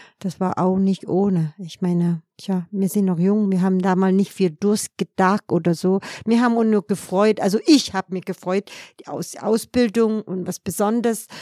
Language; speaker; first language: German; non-native, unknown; Vietnamese